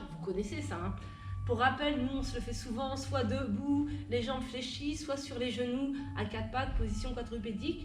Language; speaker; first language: French; native; French